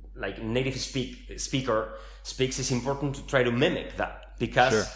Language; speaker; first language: English; non-native, fluent; Spanish